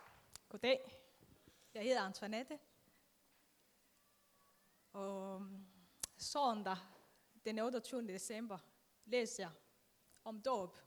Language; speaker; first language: Danish; non-native, fluent; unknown